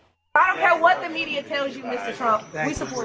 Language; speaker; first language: English; native; English